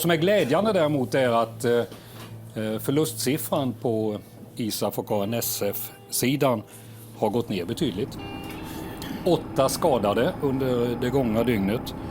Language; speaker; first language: Swedish; native; Swedish